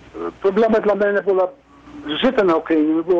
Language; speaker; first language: Ukrainian; early bilingual, heritage; Ukrainian